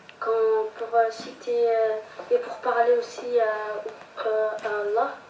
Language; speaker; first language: French; early bilingual, other home language; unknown